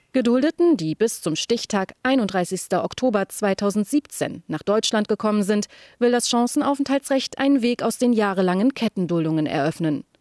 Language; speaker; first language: German; native; German